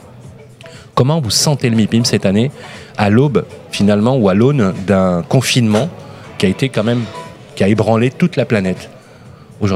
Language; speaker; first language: French; native; French